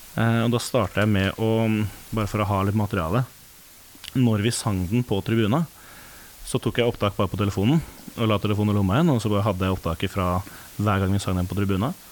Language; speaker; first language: Norwegian; native; Norwegian